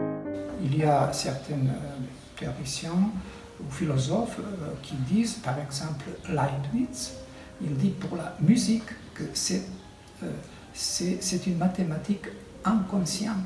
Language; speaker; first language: French; non-native, fluent; Serbian